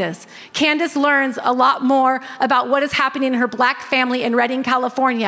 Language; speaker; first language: English; native; English